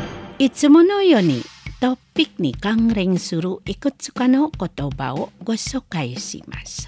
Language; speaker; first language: Japanese; non-native, fluent; Indonesian